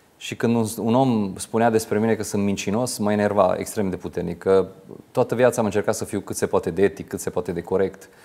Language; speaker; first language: Romanian; non-native, local second language; Hungarian